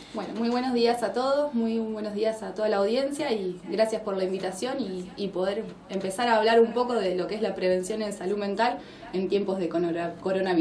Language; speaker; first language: Spanish; native; Spanish